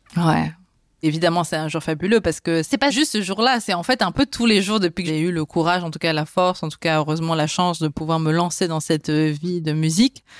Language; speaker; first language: French; native; French